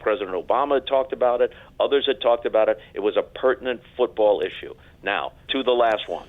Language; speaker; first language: English; native; English